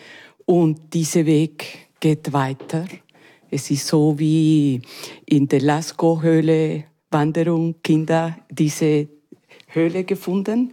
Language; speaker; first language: German; non-native, learner; Spanish